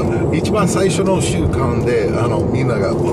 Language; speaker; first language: Japanese; non-native, learner; English